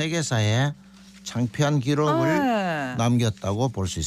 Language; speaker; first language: Korean; native; Korean